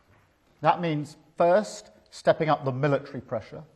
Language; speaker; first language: English; native; English